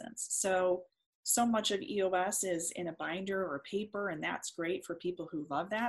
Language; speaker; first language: English; native; English